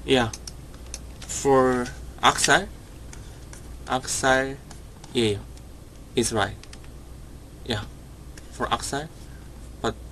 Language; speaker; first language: English; non-native, learner; Korean